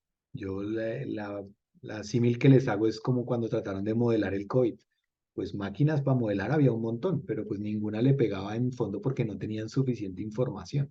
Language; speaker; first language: Spanish; native; Spanish